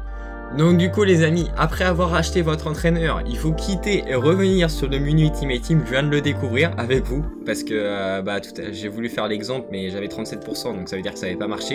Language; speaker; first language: French; native; French